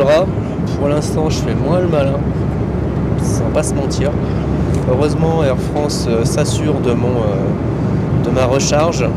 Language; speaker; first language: French; native; French